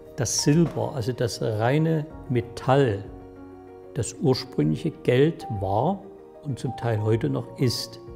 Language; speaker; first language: German; native; German